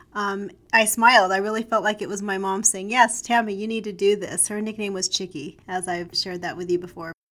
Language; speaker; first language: English; native; English